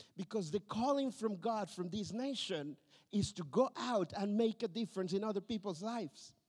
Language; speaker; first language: English; non-native, fluent; Spanish